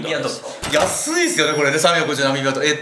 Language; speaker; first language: Japanese; native; Japanese